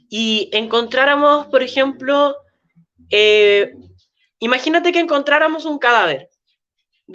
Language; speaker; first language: Spanish; native; Spanish